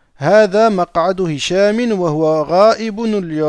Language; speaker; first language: Arabic; non-native, fluent; French